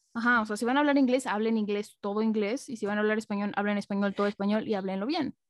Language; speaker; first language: Spanish; native; Spanish